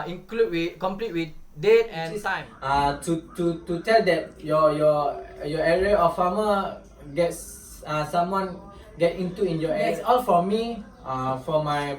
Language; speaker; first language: English; non-native, local second language; Malay